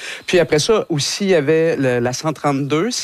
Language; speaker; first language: French; native; French